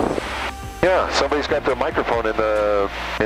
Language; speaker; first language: English; native; English